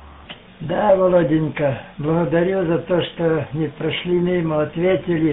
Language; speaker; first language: Russian; non-native, local second language; Ukrainian